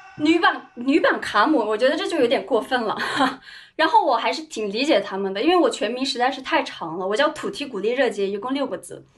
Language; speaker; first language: Chinese; non-native, local second language; Uyghur